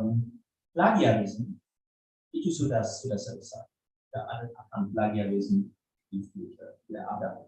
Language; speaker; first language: Indonesian; non-native, learner; German